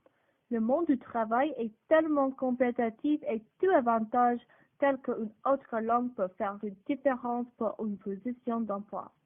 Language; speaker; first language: French; non-native, learner; English